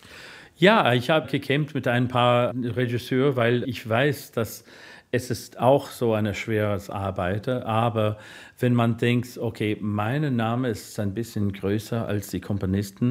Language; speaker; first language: German; non-native, fluent; English